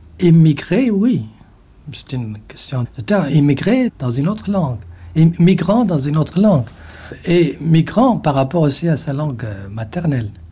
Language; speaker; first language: French; non-native, local second language; Arabic